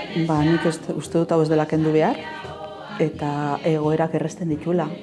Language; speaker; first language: Basque; non-native, local second language; Spanish